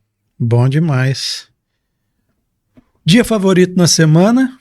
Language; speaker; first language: Portuguese; native; Portuguese